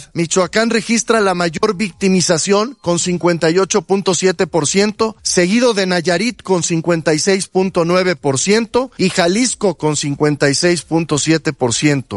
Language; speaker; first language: Spanish; native; Spanish